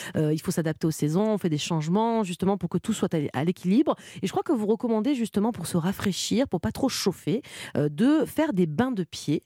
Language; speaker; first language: French; native; French